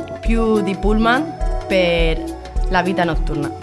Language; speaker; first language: Italian; non-native, learner; Spanish